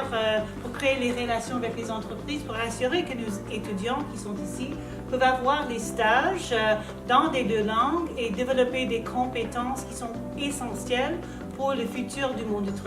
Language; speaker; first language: French; non-native, local second language; English